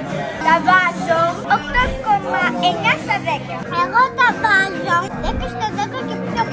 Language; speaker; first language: Greek; early bilingual, heritage; Greek